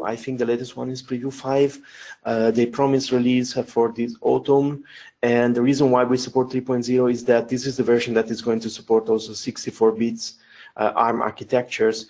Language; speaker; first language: English; non-native, fluent; Italian